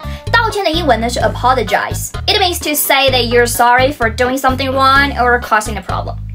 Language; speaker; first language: English; non-native, fluent; Chinese